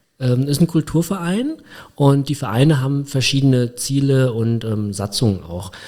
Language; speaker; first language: German; early bilingual, other home language; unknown